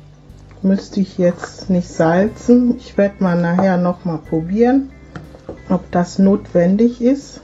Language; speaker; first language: German; non-native, fluent; Akan